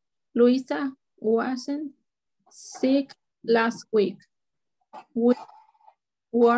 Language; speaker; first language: English; non-native, learner; Spanish